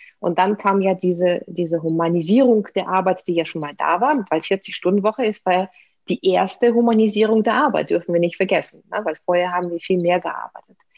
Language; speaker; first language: German; non-native, fluent; Russian